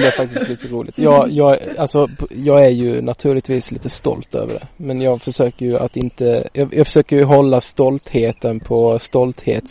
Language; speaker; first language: Swedish; native; Swedish